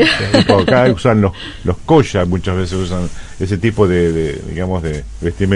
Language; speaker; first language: Spanish; native; Spanish